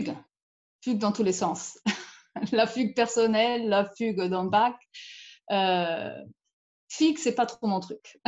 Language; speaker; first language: French; non-native, fluent; German